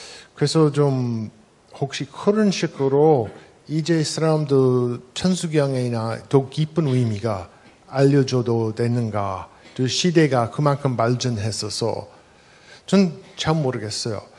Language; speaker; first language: Korean; non-native, fluent; English